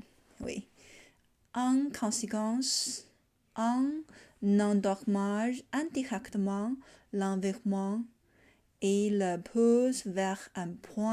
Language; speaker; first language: French; non-native, learner; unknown